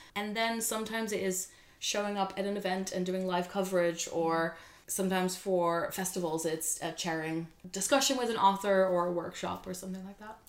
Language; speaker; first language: English; non-native, fluent; Dutch